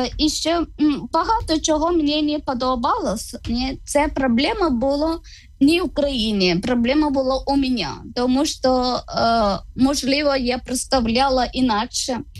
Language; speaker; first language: Ukrainian; non-native, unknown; Malayalam